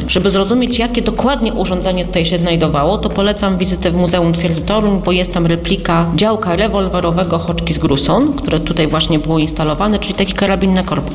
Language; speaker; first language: Polish; native; Polish